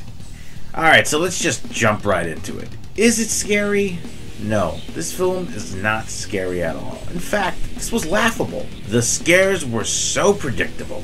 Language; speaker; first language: English; native; English